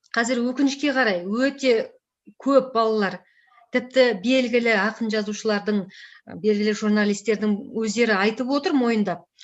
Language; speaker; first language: Kazakh; native; Kazakh